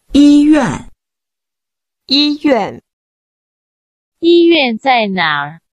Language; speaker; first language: Chinese; non-native, learner; Urdu